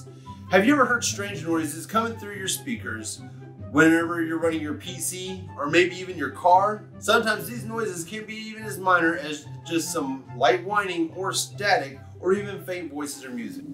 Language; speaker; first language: English; native; English